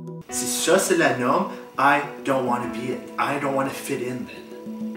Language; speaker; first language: English; non-native, local second language; French